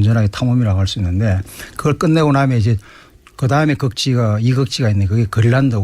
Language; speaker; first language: Korean; native; Korean